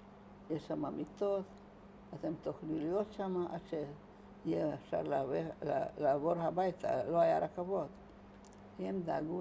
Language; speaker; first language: Hebrew; non-native, fluent; Hungarian